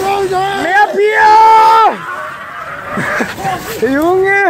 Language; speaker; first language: German; native; German